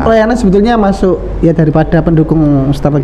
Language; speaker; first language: Indonesian; native; Indonesian